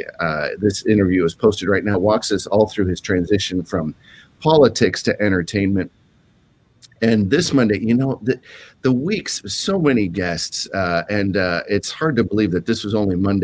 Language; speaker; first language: English; native; English